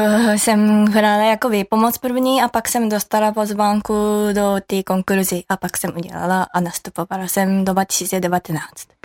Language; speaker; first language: Czech; non-native, learner; Japanese